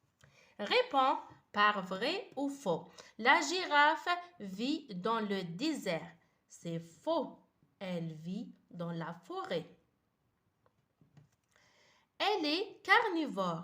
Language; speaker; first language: French; non-native, fluent; Arabic